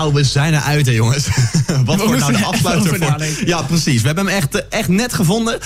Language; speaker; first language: Dutch; native; Dutch